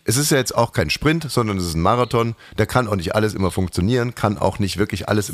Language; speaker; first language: German; native; German